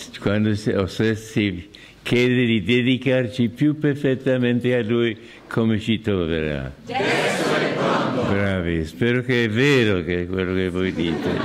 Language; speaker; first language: Italian; non-native, fluent; English